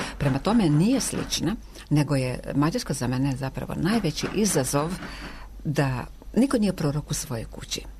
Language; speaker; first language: Serbian; non-native, local second language; Hungarian